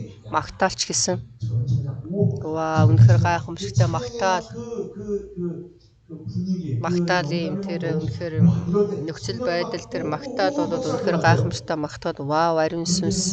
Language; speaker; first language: Mongolian; early bilingual, other home language; Korean